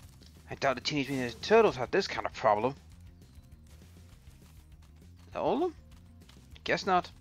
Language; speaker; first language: English; native; English